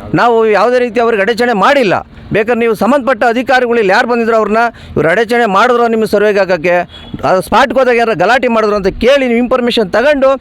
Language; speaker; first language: Kannada; native; Kannada